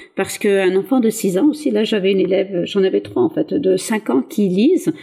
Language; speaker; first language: French; early bilingual, other home language; Arabic